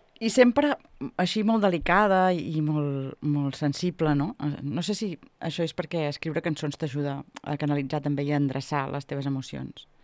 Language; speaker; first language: Catalan; native; Catalan